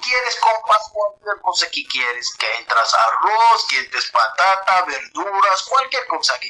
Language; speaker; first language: Spanish; non-native, learner; Arabic